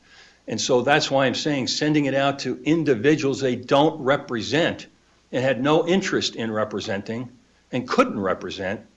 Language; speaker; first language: English; native; English